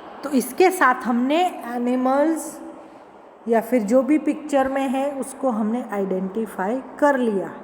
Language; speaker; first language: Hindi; native; Hindi